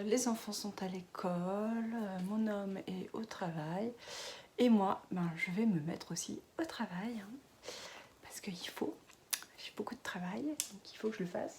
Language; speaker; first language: French; native; French